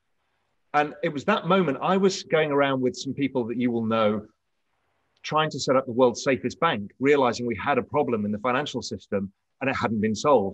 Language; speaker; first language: English; native; English